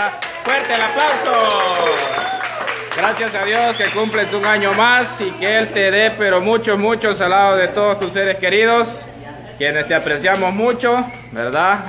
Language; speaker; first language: Spanish; native; Spanish